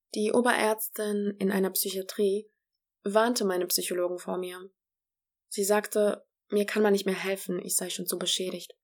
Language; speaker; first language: German; early bilingual, other home language; Polish